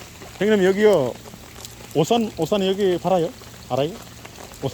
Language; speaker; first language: Korean; non-native, learner; Bangla